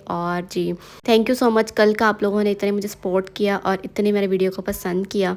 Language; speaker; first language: Urdu; non-native, local second language; Punjabi